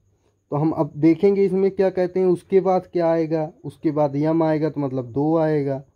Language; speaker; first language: Hindi; native; Hindi